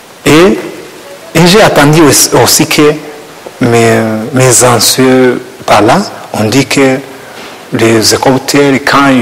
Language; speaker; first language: French; non-native, learner; Kinyarwanda